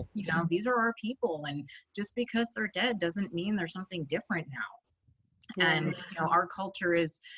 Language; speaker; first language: English; native; English